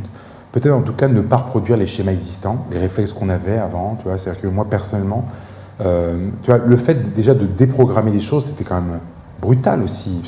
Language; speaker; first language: French; native; French